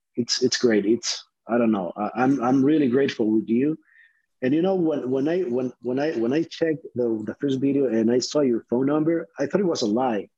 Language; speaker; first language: English; non-native, fluent; Spanish